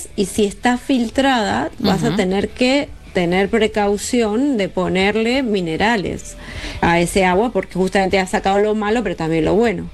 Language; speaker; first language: Spanish; native; Spanish